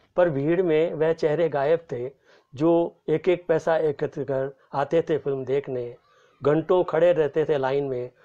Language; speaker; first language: Hindi; native; Hindi